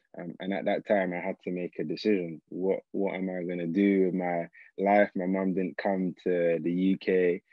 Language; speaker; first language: English; native; English